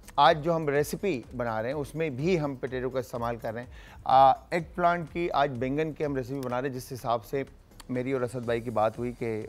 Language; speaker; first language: Urdu; native; Urdu